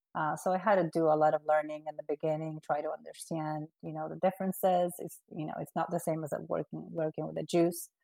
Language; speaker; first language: English; non-native, fluent; Spanish